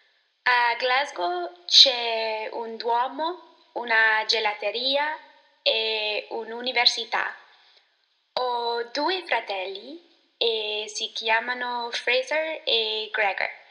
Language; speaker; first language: Italian; non-native, learner; English